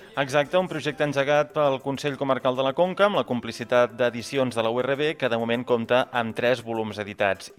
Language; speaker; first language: Catalan; native; Catalan